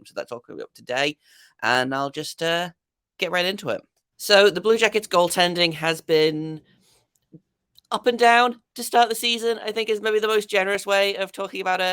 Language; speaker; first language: English; native; English